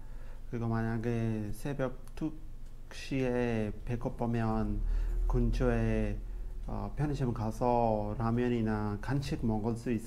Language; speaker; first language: Korean; non-native, learner; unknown